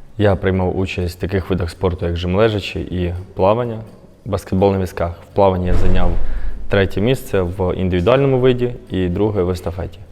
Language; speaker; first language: Ukrainian; native; Ukrainian